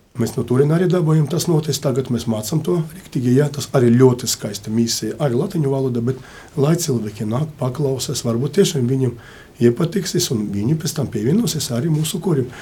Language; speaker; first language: Latvian; non-native, local second language; Russian